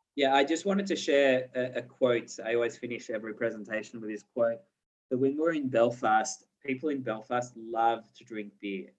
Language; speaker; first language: English; native; English